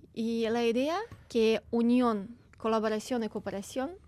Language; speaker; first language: Spanish; non-native, fluent; Ukrainian